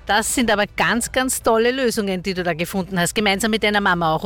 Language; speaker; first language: German; native; German